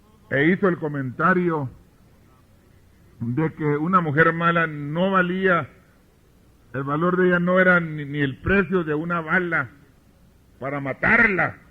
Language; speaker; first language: Spanish; early bilingual, heritage; Spanish